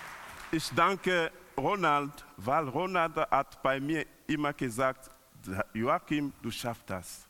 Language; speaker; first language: German; non-native, learner; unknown